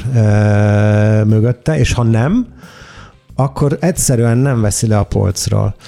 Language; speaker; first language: Hungarian; non-native, fluent; Italian